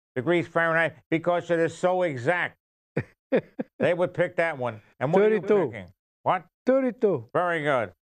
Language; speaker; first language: English; native; English